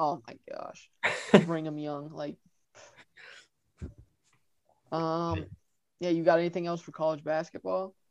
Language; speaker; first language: English; native; English